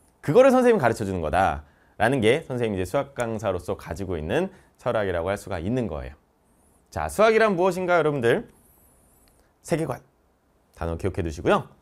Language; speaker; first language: Korean; native; Korean